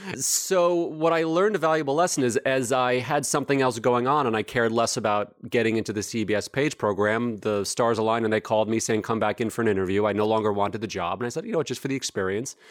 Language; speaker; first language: English; native; English